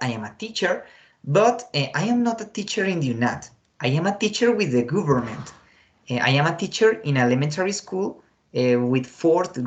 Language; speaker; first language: English; non-native, fluent; Spanish